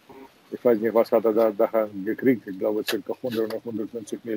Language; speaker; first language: German; non-native, fluent; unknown